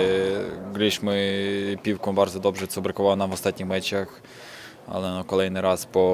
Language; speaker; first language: Polish; non-native, fluent; Ukrainian